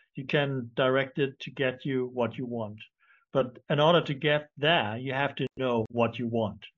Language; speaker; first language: English; non-native, fluent; German